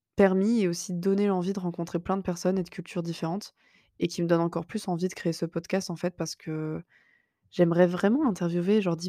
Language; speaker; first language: French; native; French